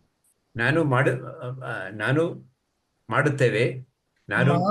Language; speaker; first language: Kannada; non-native, learner; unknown